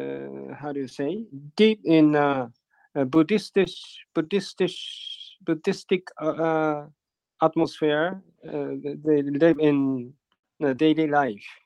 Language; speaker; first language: English; non-native, learner; Japanese